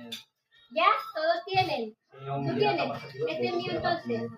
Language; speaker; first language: Spanish; non-native, fluent; Filipino